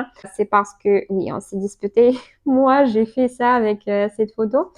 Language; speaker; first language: French; non-native, learner; Russian